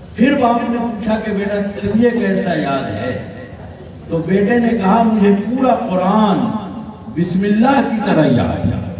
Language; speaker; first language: Urdu; native; Urdu